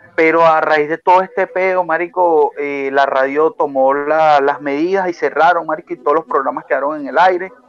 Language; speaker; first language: Spanish; native; Spanish